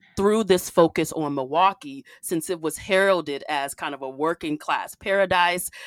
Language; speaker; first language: English; native; English